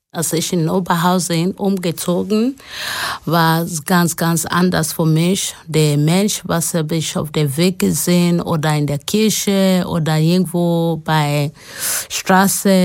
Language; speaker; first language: German; non-native, learner; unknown